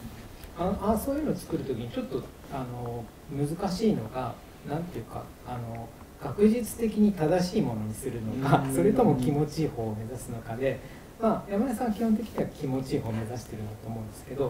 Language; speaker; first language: Japanese; native; Japanese